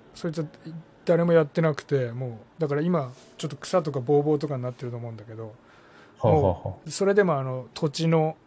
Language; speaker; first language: Japanese; native; Japanese